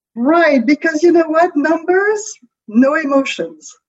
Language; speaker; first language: English; non-native, fluent; French